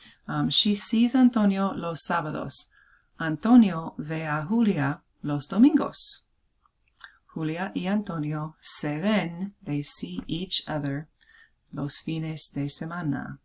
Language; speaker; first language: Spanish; non-native, fluent; English